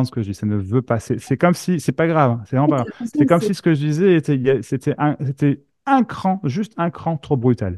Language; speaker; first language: French; native; French